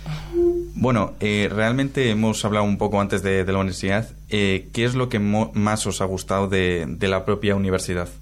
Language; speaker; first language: Spanish; native; Spanish